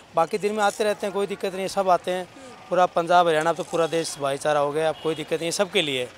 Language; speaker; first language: Hindi; native; Hindi